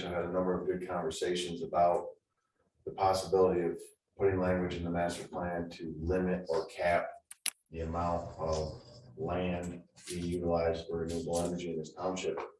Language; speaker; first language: English; native; English